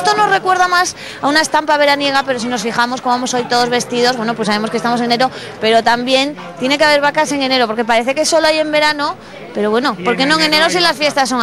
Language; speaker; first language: Spanish; native; Spanish